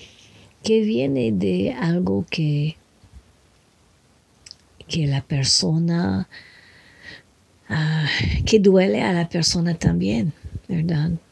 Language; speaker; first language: Spanish; non-native, fluent; French